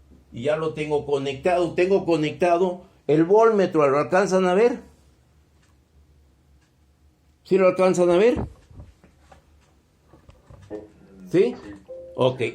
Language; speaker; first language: Spanish; native; Spanish